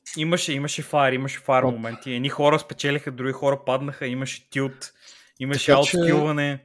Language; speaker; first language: Bulgarian; native; Bulgarian